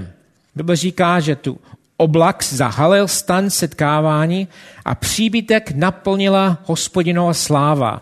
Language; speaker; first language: Czech; non-native, fluent; English